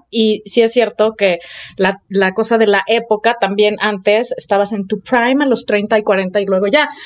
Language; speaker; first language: Spanish; native; Spanish